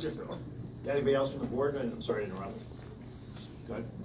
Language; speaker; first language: English; native; English